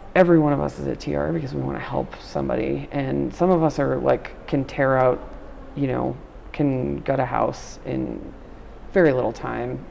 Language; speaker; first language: English; native; English